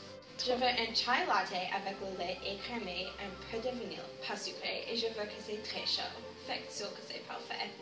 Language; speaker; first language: French; non-native, learner; English